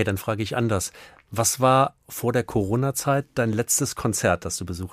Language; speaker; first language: German; native; German